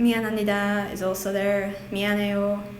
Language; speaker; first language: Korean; non-native, learner; Hungarian